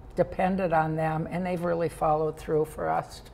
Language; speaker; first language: English; native; English